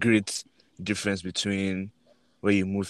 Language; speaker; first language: English; non-native, local second language; Yoruba